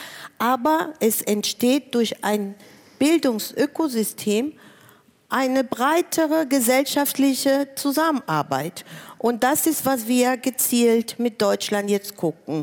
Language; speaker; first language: German; non-native, fluent; Spanish